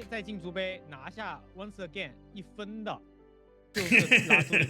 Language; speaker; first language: Chinese; native; Chinese